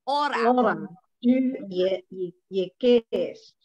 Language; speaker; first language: Spanish; non-native, learner; Chinese